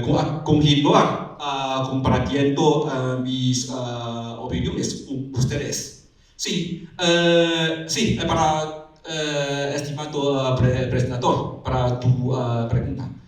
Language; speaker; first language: Spanish; non-native, learner; Chinese